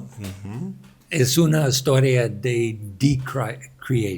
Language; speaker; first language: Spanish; non-native, learner; English